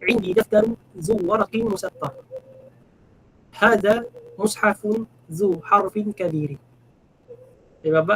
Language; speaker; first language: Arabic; non-native, fluent; Filipino